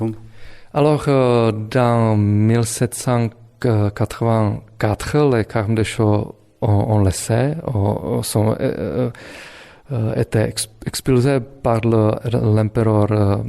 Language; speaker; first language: French; non-native, fluent; Czech